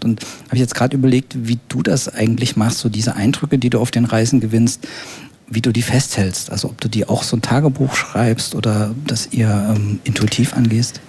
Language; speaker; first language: German; native; German